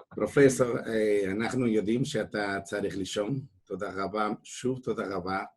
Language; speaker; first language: Hebrew; non-native, learner; Spanish